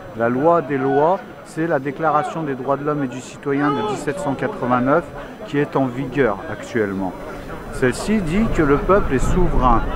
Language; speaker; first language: French; native; French